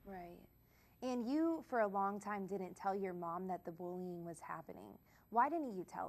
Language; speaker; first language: English; native; English